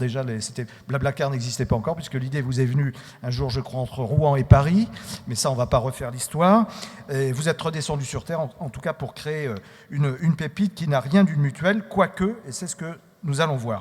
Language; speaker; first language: French; native; French